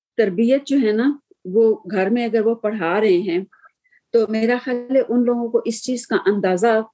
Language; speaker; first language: Urdu; native; Urdu